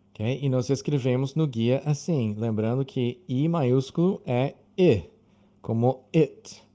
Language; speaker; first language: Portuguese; non-native, fluent; English